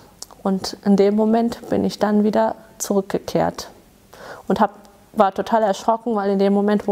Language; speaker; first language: German; early bilingual, other home language; Tamil